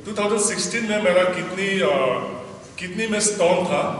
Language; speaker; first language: Hindi; non-native, local second language; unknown